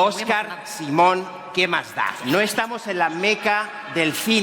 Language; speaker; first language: Spanish; native; Spanish